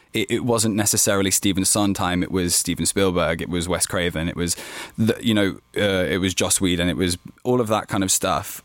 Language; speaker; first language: English; native; English